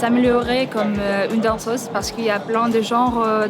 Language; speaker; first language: French; non-native, learner; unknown